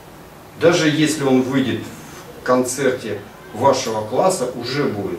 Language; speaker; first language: Russian; native; Russian